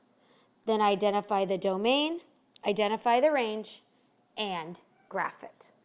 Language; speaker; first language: English; native; English